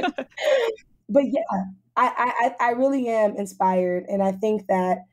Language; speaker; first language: English; native; English